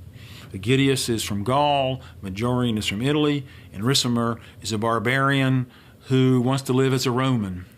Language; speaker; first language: English; native; English